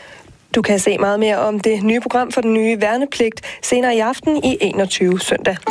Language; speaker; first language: Danish; native; Danish